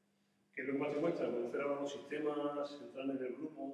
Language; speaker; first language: Spanish; native; Spanish